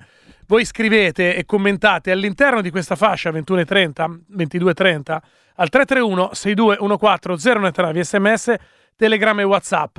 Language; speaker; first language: Italian; native; Italian